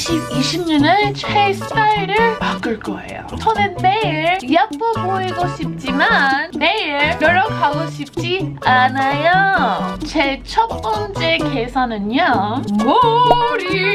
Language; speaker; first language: Korean; non-native, learner; English